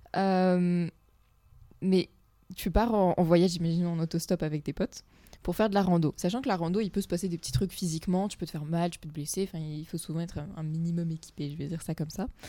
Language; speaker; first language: French; native; French